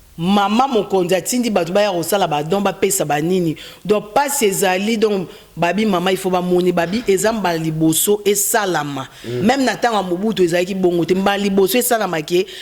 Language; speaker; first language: Lingala; native; Lingala